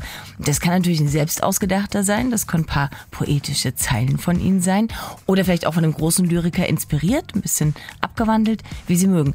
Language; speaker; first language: German; native; German